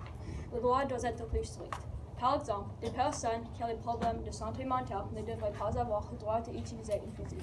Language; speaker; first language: French; non-native, learner; English